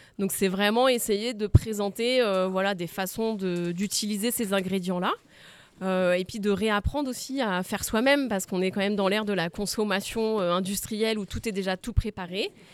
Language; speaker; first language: French; native; French